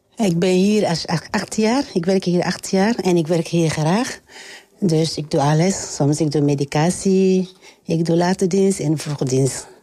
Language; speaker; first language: Dutch; non-native, learner; French